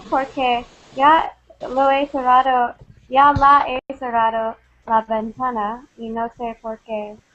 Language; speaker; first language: Spanish; non-native, learner; English